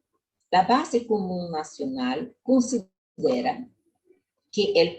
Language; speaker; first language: Spanish; non-native, learner; Portuguese